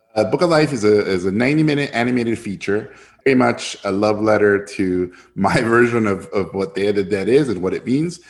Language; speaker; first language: English; non-native, fluent; Spanish